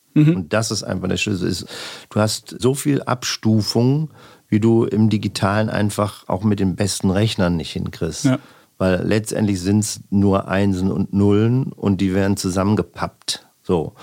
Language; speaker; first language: German; native; German